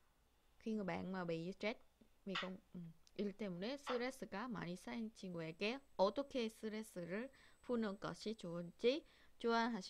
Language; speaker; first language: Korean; non-native, fluent; Vietnamese